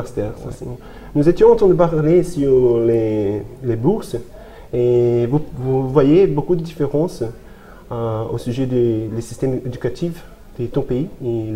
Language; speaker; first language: French; non-native, learner; Portuguese